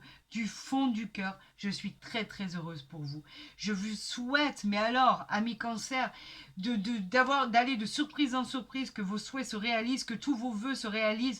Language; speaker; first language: French; native; French